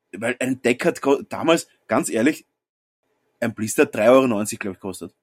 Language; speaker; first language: German; native; German